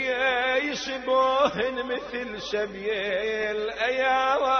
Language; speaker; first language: Arabic; native; Arabic